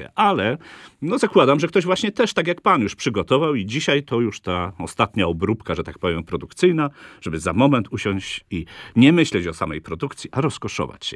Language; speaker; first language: Polish; native; Polish